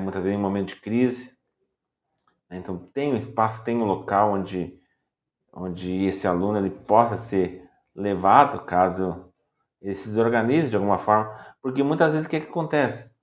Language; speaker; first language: Portuguese; native; Portuguese